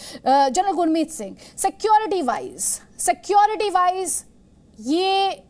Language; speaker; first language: Hindi; native; Hindi